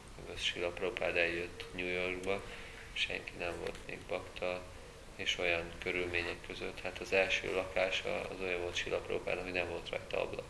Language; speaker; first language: Hungarian; native; Hungarian